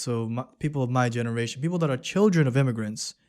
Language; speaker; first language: English; early bilingual, other home language; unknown